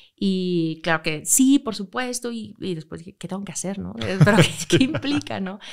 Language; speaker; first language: Spanish; native; Spanish